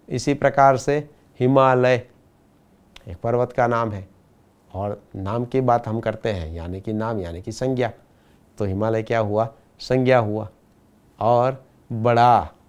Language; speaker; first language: Hindi; non-native, local second language; Gujarati